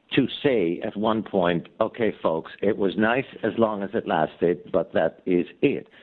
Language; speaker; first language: English; non-native, fluent; Dutch